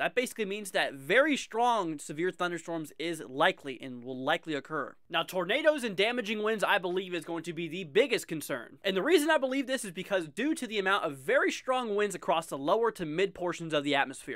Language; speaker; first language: English; native; English